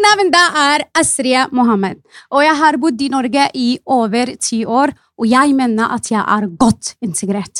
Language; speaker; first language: Norwegian; non-native, fluent; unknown